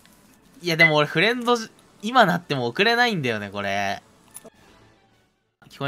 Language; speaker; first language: Japanese; native; Japanese